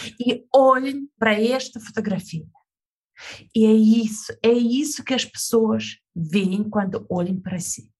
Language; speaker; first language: Portuguese; non-native, fluent; Russian